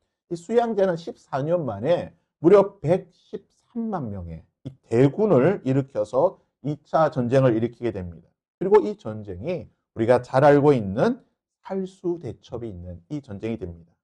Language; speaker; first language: Korean; native; Korean